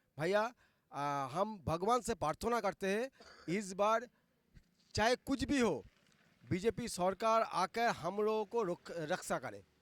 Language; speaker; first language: Hindi; non-native, local second language; Bangla